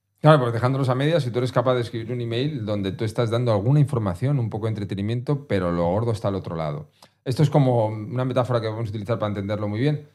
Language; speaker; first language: Spanish; native; Spanish